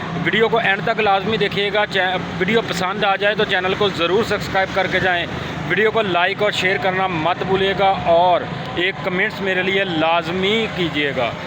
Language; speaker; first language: Urdu; non-native, local second language; Punjabi